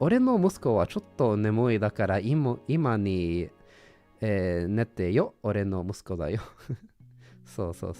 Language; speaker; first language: Japanese; non-native, learner; English